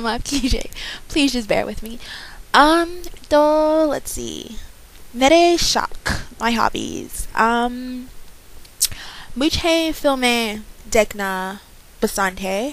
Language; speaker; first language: Hindi; non-native, learner; English